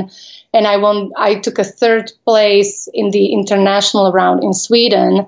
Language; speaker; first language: English; non-native, fluent; Slovak